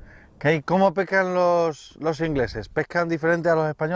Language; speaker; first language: Spanish; native; Spanish